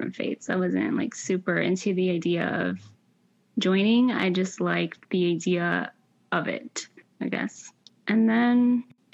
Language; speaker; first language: English; early bilingual, other home language; Spanish